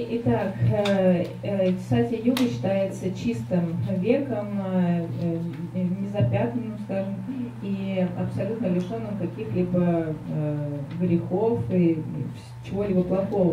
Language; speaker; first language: Russian; native; Russian